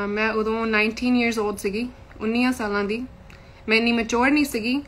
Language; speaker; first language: Punjabi; early bilingual, heritage; Punjabi